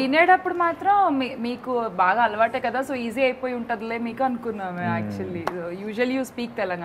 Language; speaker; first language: Telugu; native; Telugu